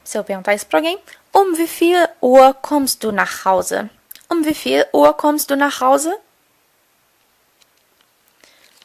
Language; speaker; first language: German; non-native, fluent; Portuguese